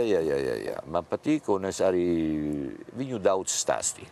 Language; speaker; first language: Latvian; non-native, learner; Italian